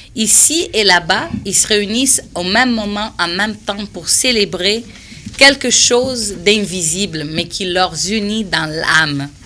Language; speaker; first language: French; non-native, fluent; Portuguese